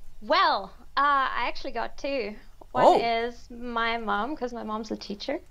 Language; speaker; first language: English; non-native, fluent; Vietnamese